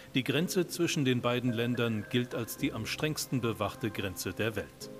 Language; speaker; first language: German; native; German